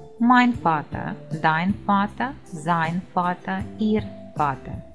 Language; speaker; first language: German; non-native, fluent; Ukrainian